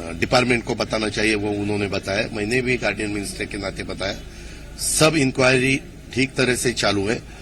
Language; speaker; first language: Hindi; non-native, local second language; Marathi